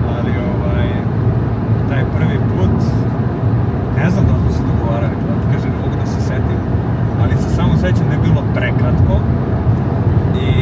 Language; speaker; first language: Serbian; native; Serbian